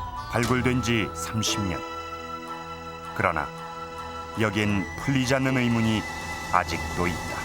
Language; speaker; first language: Korean; native; Korean